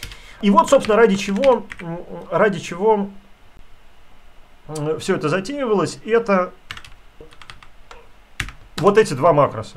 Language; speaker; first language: Russian; native; Russian